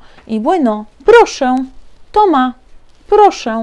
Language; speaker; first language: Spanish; non-native, fluent; Polish